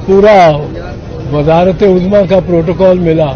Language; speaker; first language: Urdu; native; Urdu